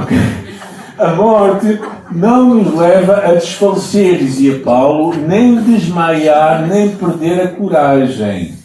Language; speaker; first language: Portuguese; native; Portuguese